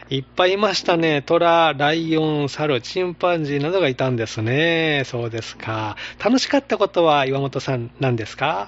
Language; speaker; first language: Japanese; native; Japanese